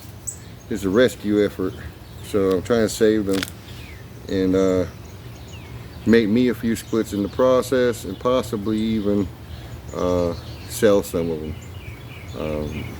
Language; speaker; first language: English; native; English